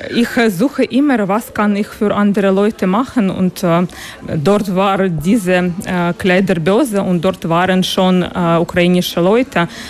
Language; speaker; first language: German; non-native, learner; Ukrainian